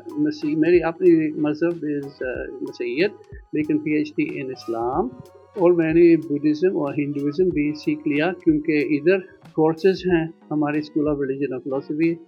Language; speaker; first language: Hindi; non-native, fluent; Dutch